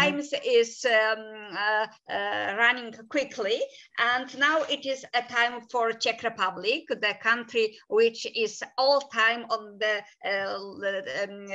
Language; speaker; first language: English; non-native, fluent; Polish